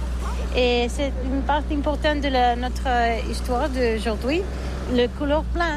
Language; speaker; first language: French; non-native, learner; Catalan